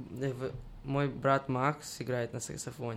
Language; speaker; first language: Russian; early bilingual, heritage; Russian